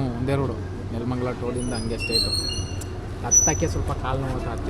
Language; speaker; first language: Kannada; native; Kannada